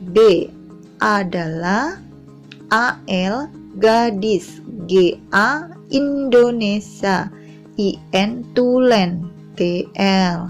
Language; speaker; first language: Indonesian; non-native, local second language; Javanese